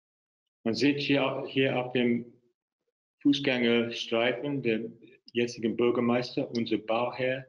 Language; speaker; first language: German; non-native, fluent; English